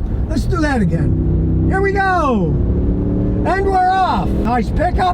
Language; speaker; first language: English; native; English